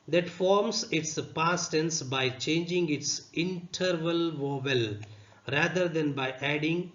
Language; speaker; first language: English; non-native, local second language; Kannada